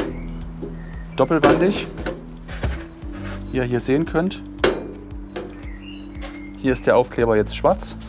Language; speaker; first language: German; native; German